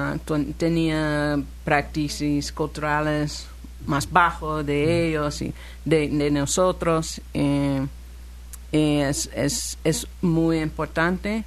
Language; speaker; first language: Spanish; non-native, learner; English